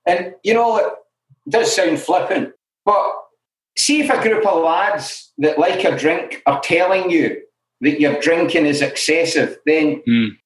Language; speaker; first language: English; native; English